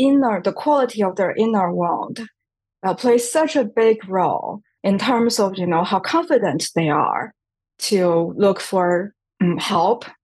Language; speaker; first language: English; non-native, fluent; Chinese